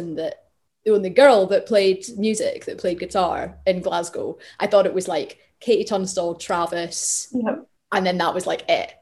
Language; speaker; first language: English; native; English